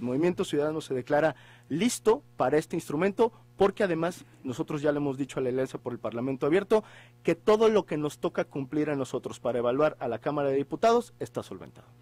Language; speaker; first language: Spanish; native; Spanish